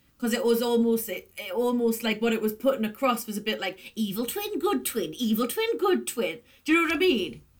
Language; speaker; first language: English; native; English